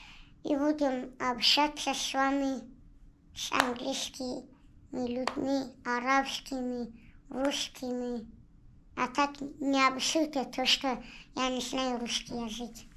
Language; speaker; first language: Russian; non-native, local second language; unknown